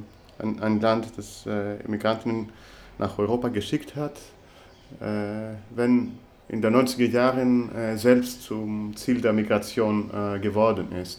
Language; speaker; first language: German; non-native, fluent; Greek